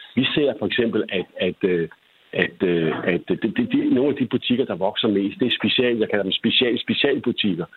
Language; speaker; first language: Danish; native; Danish